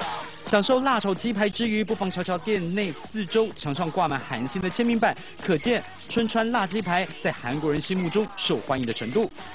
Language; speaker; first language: Chinese; native; Chinese